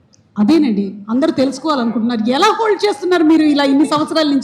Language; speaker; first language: Telugu; native; Telugu